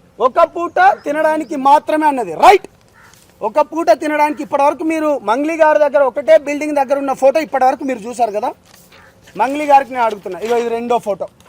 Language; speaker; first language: Telugu; non-native, local second language; Lambadi